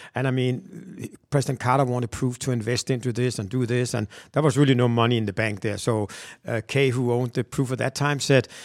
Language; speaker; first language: English; non-native, fluent; Danish